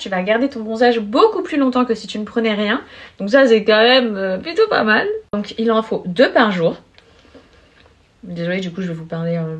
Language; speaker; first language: French; native; French